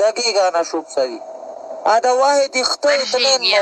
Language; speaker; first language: Arabic; non-native, learner; Pashto